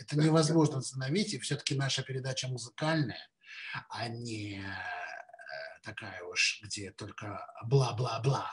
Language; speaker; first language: Russian; native; Russian